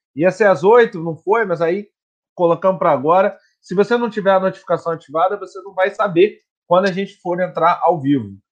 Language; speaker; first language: Portuguese; native; Portuguese